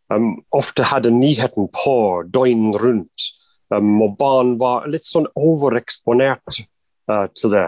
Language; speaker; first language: Norwegian; non-native, fluent; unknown